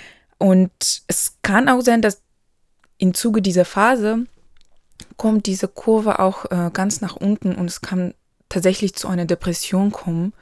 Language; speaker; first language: German; non-native, local second language; Ukrainian